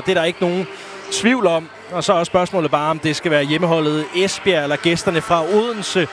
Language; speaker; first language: Danish; native; Danish